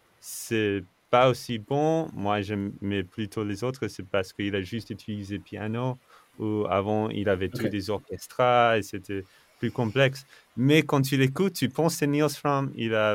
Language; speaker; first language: French; non-native, fluent; English